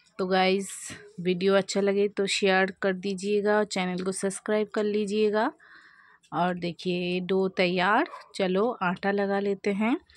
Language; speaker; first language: Hindi; non-native, local second language; Bangla